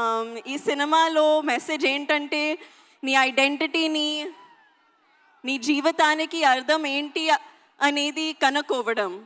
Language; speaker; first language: Telugu; non-native, learner; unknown